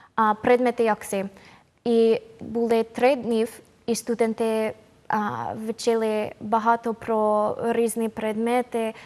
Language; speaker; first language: Ukrainian; non-native, fluent; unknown